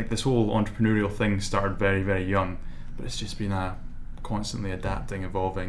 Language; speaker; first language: English; native; English